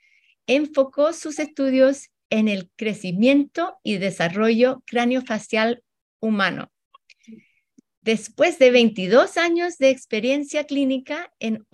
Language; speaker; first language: Spanish; early bilingual, heritage; Spanish